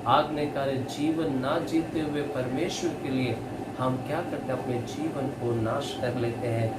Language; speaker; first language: Hindi; non-native, local second language; Kannada